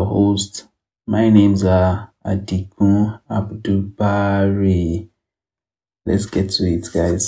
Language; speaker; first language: English; non-native, local second language; Yoruba